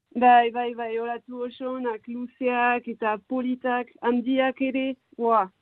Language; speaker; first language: Basque; non-native, local second language; French